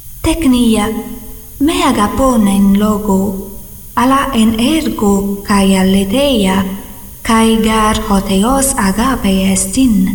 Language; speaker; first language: Greek; non-native, fluent; Portuguese